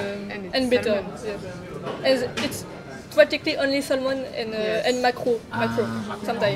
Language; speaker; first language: English; non-native, learner; French